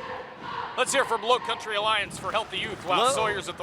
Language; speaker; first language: English; native; English